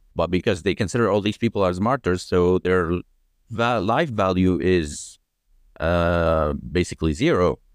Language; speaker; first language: English; non-native, fluent; Arabic